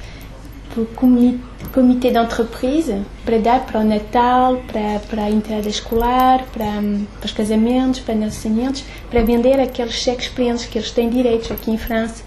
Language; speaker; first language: Portuguese; early bilingual, heritage; French